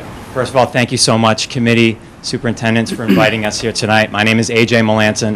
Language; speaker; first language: English; native; English